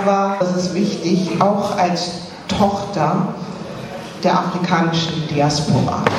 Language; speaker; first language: German; early bilingual, other home language; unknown